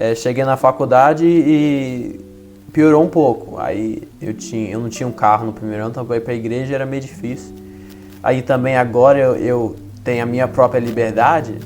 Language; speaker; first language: Portuguese; early bilingual, heritage; Portuguese